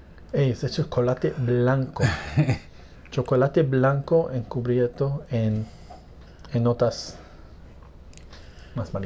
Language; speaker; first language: Spanish; non-native, fluent; English